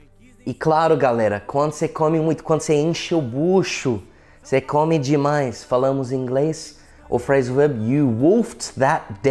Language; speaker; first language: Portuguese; non-native, fluent; English